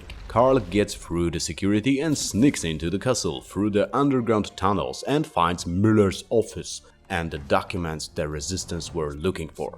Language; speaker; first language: English; non-native, fluent; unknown